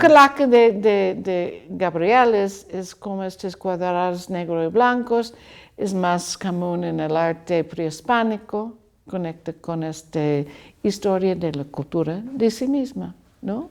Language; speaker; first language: Spanish; non-native, learner; English